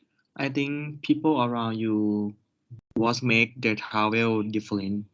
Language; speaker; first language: English; non-native, learner; Thai